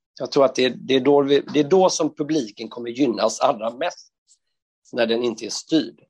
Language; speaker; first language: Swedish; native; Swedish